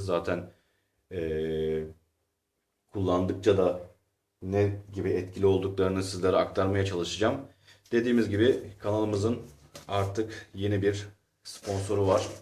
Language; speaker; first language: Turkish; native; Turkish